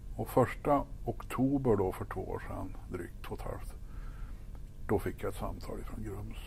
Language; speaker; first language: Swedish; native; Swedish